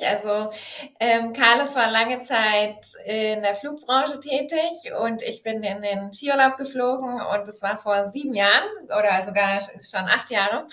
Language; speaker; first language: German; native; German